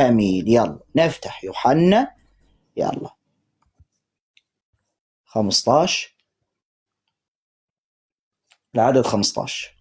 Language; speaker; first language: Arabic; native; Arabic